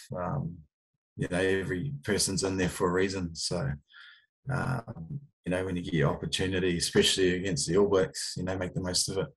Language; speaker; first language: English; native; English